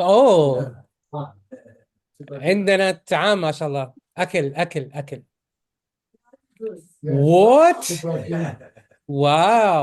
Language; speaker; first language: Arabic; non-native, fluent; English